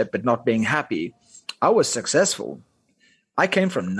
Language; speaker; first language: English; non-native, local second language; Afrikaans